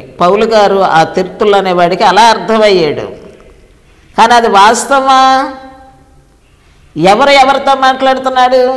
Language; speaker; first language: Telugu; native; Telugu